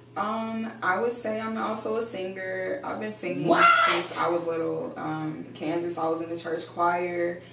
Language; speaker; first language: English; native; English